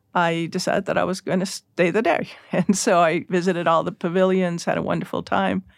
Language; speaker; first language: English; early bilingual, other home language; Spanish